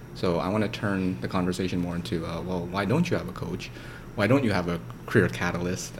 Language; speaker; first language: English; native; English